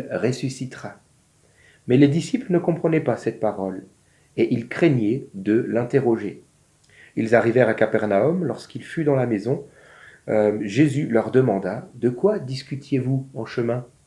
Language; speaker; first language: French; native; French